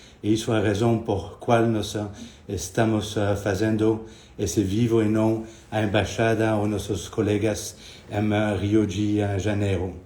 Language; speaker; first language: Portuguese; non-native, fluent; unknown